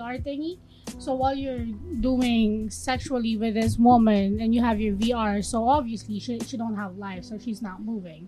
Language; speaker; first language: English; non-native, local second language; Filipino